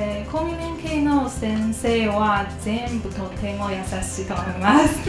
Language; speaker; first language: Japanese; non-native, fluent; Chinese